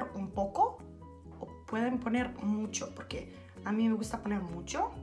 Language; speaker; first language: Spanish; non-native, learner; Bosnian